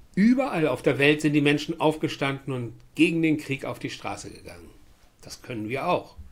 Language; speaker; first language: German; native; German